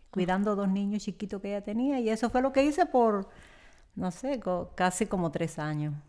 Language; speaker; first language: Spanish; native; Spanish